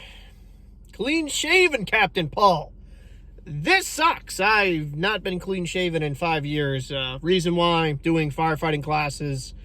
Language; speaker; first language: English; native; English